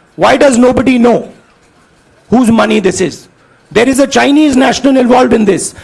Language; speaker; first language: English; non-native, local second language; Hindi